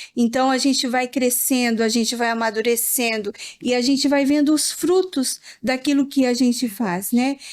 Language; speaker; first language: Portuguese; native; Portuguese